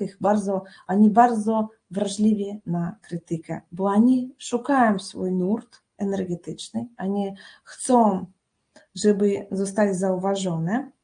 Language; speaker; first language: Polish; non-native, fluent; Russian